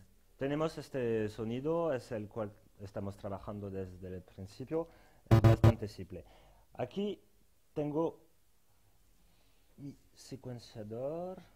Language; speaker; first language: Spanish; non-native, fluent; French